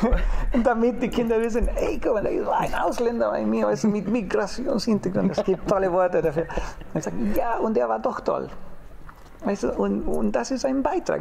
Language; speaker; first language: German; non-native, fluent; Spanish